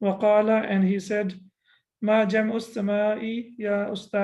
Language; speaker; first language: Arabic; non-native, fluent; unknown